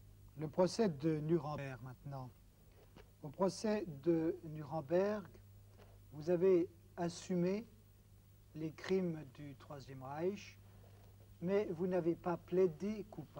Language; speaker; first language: French; native; French